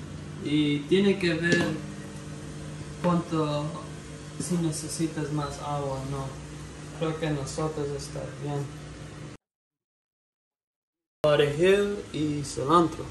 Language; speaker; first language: Spanish; non-native, learner; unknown